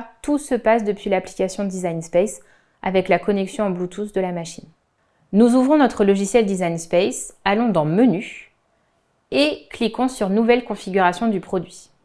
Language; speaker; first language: French; native; French